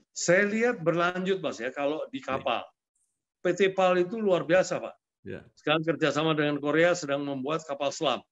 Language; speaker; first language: Indonesian; native; Indonesian